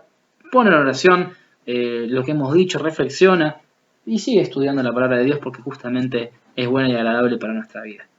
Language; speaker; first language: Spanish; native; Spanish